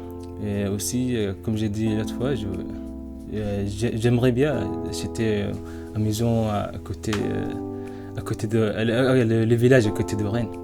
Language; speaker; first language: French; non-native, learner; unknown